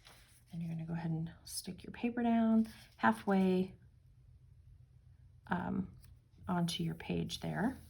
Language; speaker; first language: English; native; English